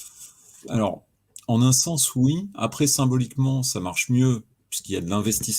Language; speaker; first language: French; native; French